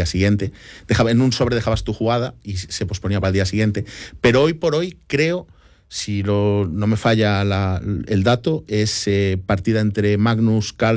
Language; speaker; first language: Spanish; native; Spanish